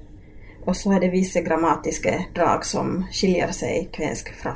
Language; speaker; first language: Swedish; non-native, local second language; Finnish